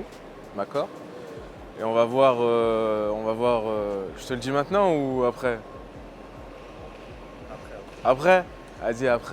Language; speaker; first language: French; native; French